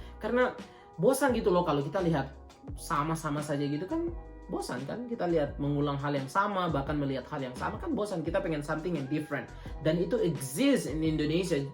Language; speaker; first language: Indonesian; native; Indonesian